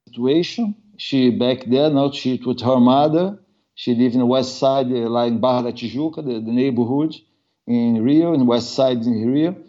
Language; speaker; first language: English; non-native, learner; Portuguese